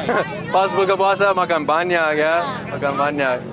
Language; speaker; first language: Indonesian; non-native, learner; English